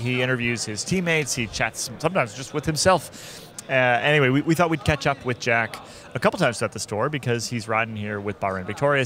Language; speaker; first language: English; native; English